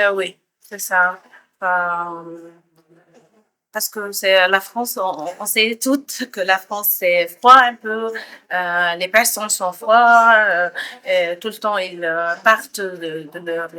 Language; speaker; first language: French; non-native, fluent; Arabic